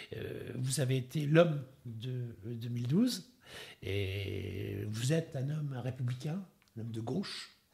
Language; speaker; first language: French; native; French